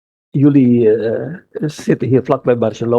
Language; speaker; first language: Dutch; non-native, fluent; Indonesian